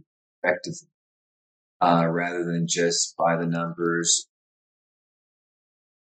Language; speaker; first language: English; native; English